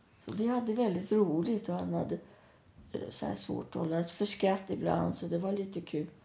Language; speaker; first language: Swedish; native; Swedish